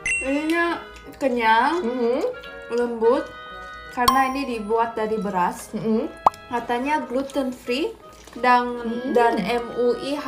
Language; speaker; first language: Indonesian; early bilingual, other home language; Korean